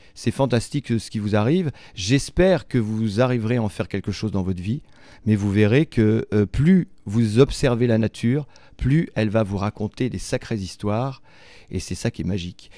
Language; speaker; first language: French; native; French